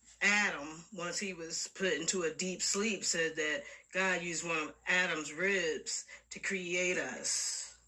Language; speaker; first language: English; native; English